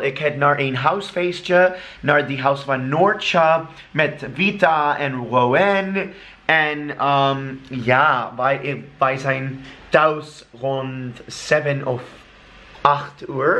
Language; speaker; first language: Dutch; non-native, learner; English